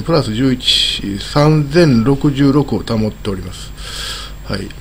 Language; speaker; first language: Japanese; native; Japanese